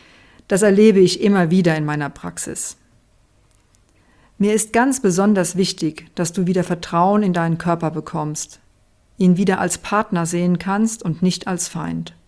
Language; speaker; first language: German; native; German